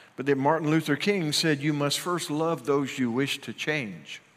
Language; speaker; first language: English; native; English